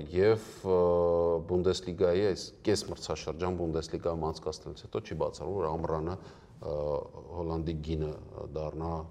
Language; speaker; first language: Armenian; native; Armenian